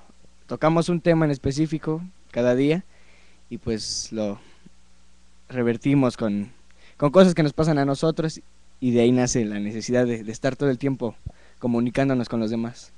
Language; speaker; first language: Spanish; native; Spanish